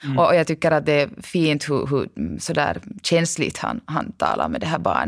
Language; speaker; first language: Swedish; native; Swedish